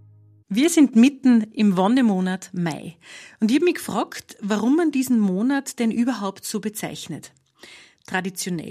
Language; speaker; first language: German; native; German